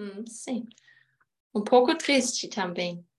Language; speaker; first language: Portuguese; non-native, learner; German